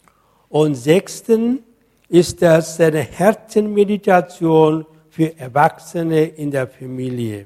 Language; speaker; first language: German; non-native, fluent; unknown